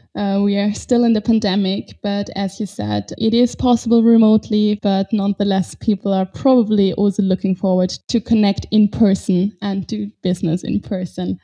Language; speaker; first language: English; non-native, fluent; German